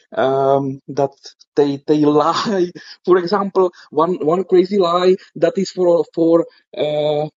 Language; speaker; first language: English; non-native, fluent; Czech